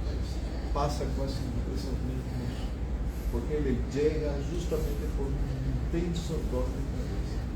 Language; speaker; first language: Portuguese; non-native, fluent; Spanish